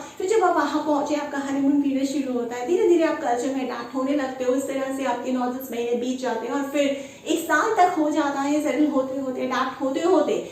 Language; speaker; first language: Hindi; native; Hindi